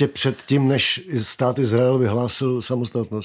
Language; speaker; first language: Czech; native; Czech